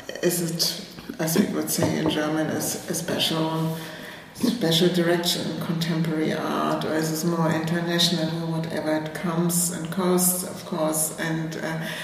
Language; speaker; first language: English; non-native, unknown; German